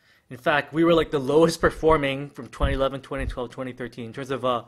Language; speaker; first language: English; non-native, local second language; Filipino